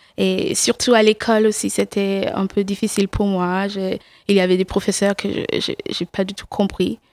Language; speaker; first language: French; non-native, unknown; English